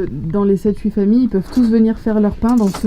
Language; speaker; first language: French; native; French